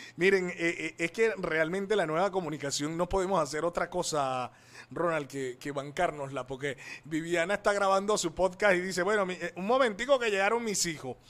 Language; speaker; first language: Spanish; native; Spanish